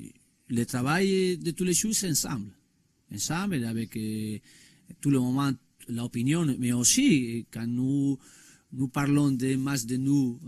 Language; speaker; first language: French; non-native, learner; Spanish